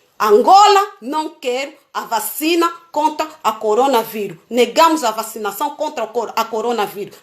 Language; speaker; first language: Portuguese; native; Portuguese